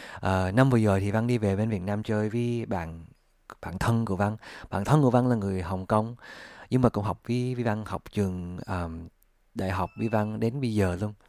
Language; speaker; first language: Vietnamese; early bilingual, heritage; English